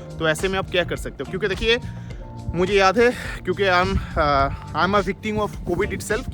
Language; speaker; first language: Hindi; non-native, local second language; Bangla